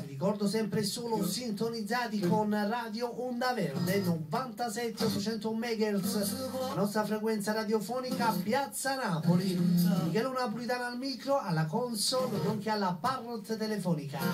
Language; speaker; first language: Italian; native; Italian